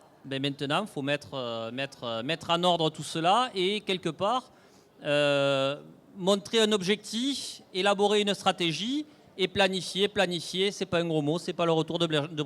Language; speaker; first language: French; native; French